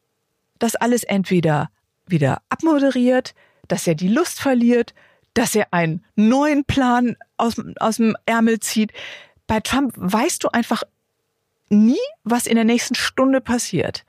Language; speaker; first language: German; native; German